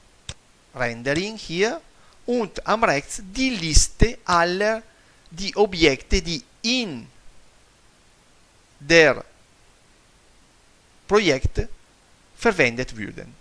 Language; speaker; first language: German; non-native, fluent; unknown